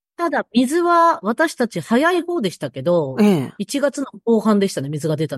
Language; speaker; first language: Japanese; native; Japanese